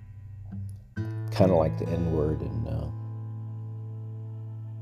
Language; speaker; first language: English; native; English